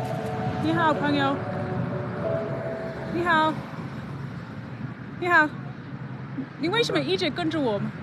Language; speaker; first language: Chinese; non-native, learner; English